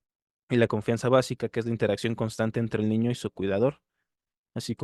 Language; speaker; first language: Spanish; native; Spanish